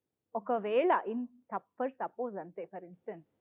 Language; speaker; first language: Telugu; native; Telugu